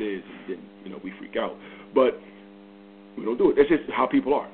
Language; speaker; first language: English; native; English